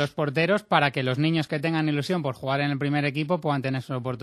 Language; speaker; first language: Spanish; native; Spanish